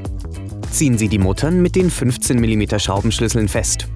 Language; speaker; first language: German; native; German